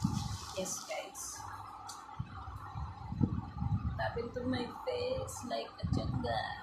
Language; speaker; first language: English; non-native, learner; Filipino